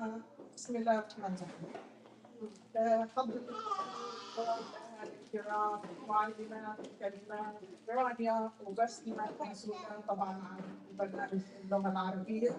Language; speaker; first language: Arabic; native; Arabic